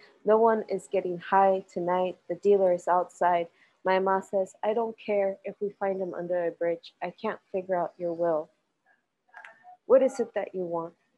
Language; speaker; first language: English; early bilingual, other home language; Spanish